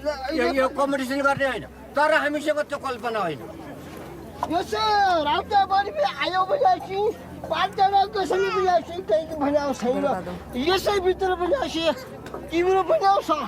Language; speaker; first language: Nepali; non-native, local second language; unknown